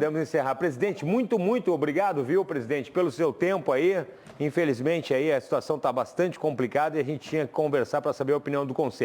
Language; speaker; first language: Portuguese; native; Portuguese